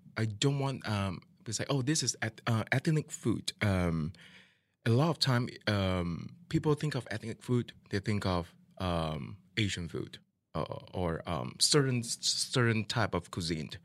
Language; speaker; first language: English; non-native, local second language; Min Nan Chinese